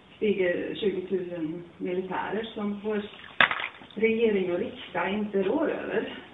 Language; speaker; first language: Swedish; non-native, fluent; Latvian